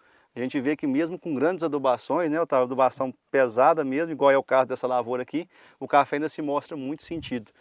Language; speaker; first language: Portuguese; native; Portuguese